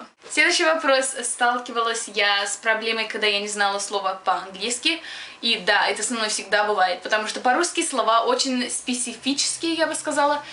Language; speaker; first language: Russian; early bilingual, other home language; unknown